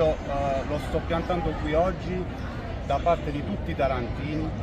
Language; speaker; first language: Italian; native; Italian